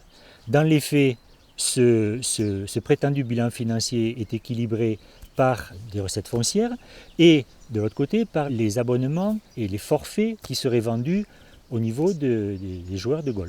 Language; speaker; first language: French; native; French